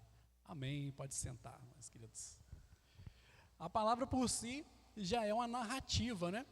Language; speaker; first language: Portuguese; native; Portuguese